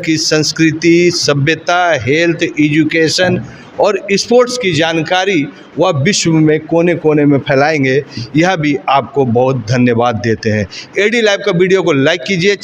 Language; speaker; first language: Hindi; native; Hindi